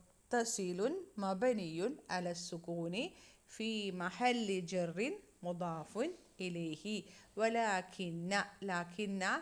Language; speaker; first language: Arabic; non-native, fluent; Malayalam